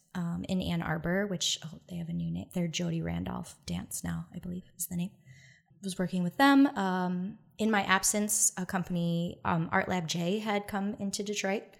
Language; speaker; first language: English; native; English